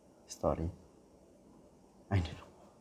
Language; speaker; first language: English; non-native, learner; Indonesian